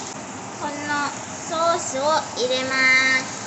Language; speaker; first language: Japanese; early bilingual, heritage; Japanese